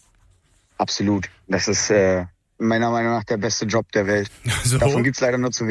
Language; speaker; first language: German; native; German